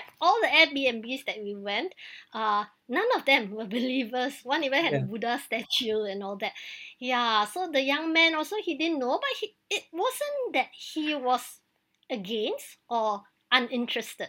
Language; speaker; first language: English; native; English